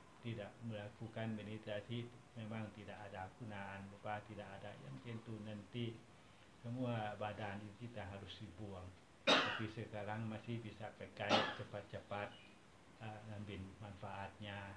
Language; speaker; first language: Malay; non-native, fluent; Thai